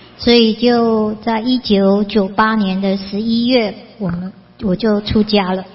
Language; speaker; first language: Chinese; native; Chinese